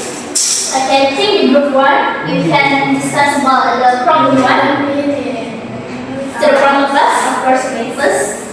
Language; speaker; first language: English; non-native, learner; Indonesian